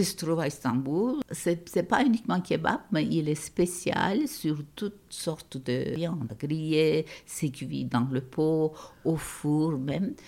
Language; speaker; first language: French; non-native, fluent; Turkish